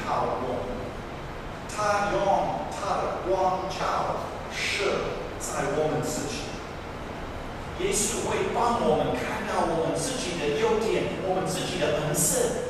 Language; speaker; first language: Chinese; non-native, fluent; English